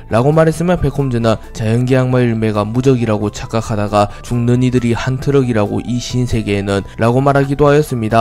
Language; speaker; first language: Korean; native; Korean